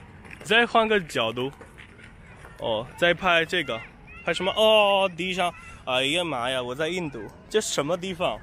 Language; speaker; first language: Chinese; non-native, fluent; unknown